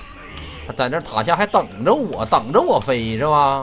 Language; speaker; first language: Chinese; native; Chinese